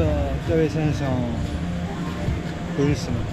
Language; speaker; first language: Chinese; non-native, learner; Korean